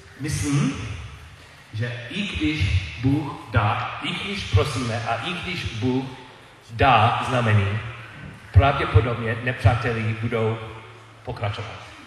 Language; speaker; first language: Czech; non-native, learner; English